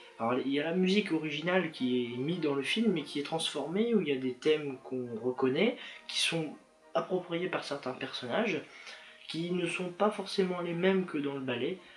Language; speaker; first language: French; native; French